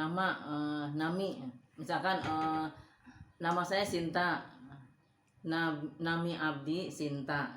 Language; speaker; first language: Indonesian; non-native, local second language; Sundanese